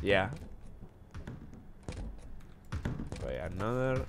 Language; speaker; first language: English; non-native, learner; Spanish